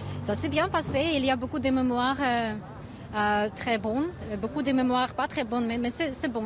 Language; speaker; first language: French; non-native, learner; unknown